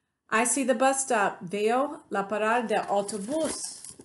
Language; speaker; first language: Spanish; non-native, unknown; English